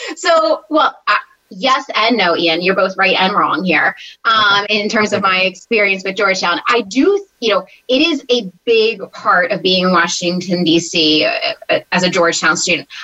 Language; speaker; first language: English; native; English